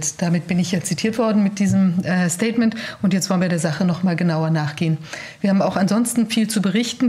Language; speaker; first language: German; native; German